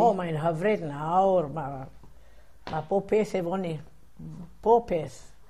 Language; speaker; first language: Welsh; early bilingual, heritage; Welsh